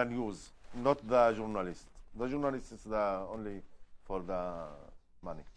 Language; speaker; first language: English; non-native, learner; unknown